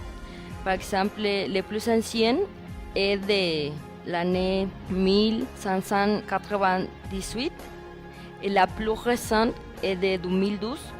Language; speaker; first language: French; non-native, learner; Spanish